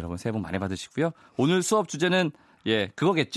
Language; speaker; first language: Korean; native; Korean